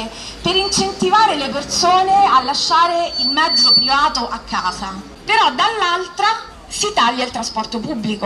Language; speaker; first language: Italian; native; Italian